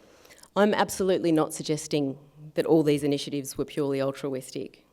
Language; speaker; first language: English; native; English